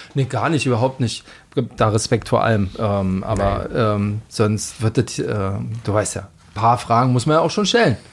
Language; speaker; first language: German; native; German